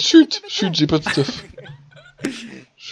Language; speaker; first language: French; native; French